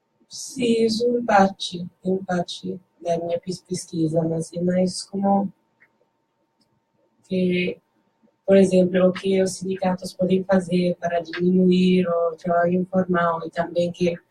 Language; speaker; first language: Portuguese; non-native, learner; Dutch